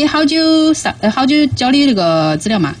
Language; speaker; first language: Chinese; native; Chinese